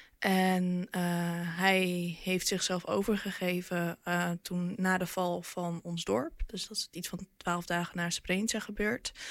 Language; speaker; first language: Dutch; early bilingual, other home language; Bosnian